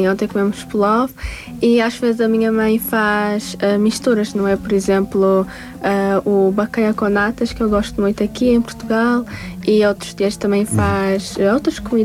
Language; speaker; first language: Portuguese; early bilingual, other home language; Tajik